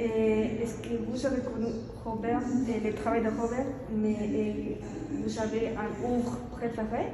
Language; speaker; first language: French; non-native, learner; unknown